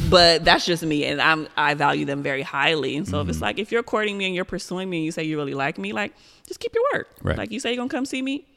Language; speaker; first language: English; native; English